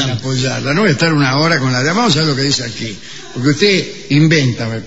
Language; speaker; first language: Spanish; native; Spanish